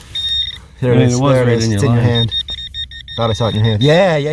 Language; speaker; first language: English; native; English